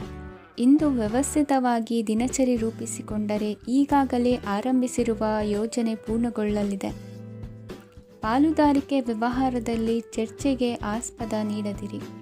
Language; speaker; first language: Kannada; native; Kannada